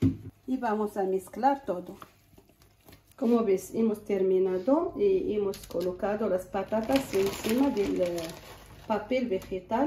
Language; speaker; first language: Spanish; non-native, fluent; Arabic